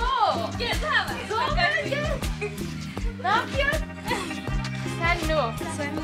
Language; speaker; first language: Turkish; native; Turkish